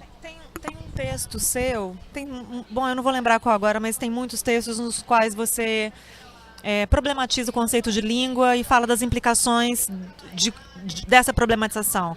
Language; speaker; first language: Portuguese; native; Portuguese